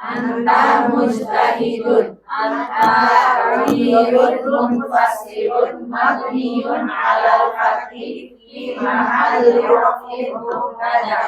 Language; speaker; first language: Arabic; non-native, learner; Indonesian